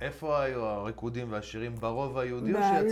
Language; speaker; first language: Hebrew; native; Hebrew